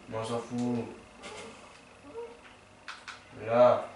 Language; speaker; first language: French; native; French